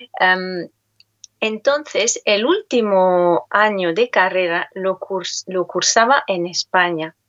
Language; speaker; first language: Spanish; non-native, fluent; French